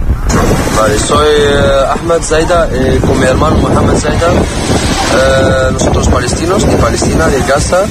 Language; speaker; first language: Spanish; non-native, learner; Arabic